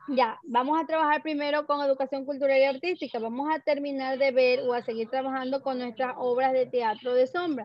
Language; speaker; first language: Spanish; native; Spanish